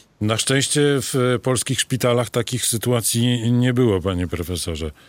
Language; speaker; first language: Polish; native; Polish